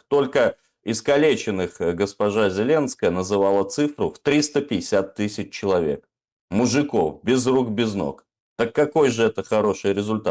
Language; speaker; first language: Russian; native; Russian